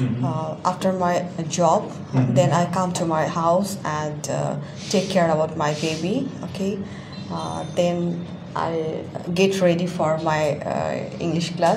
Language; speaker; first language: English; non-native, fluent; Bangla